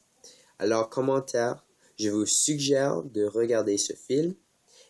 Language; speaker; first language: French; non-native, learner; English